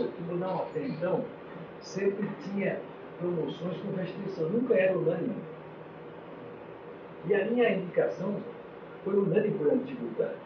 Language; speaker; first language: Portuguese; native; Portuguese